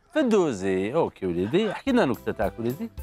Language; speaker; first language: Arabic; native; Arabic